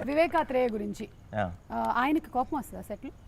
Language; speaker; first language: Telugu; native; Telugu